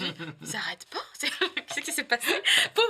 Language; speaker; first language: French; native; French